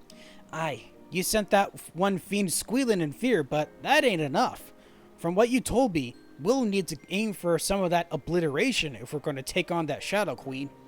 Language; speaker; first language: English; native; English